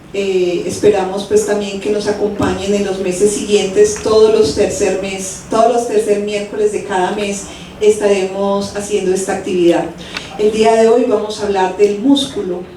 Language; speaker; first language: Spanish; native; Spanish